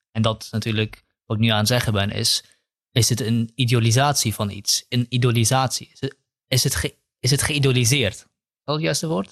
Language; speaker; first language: Dutch; early bilingual, other home language; Kurdish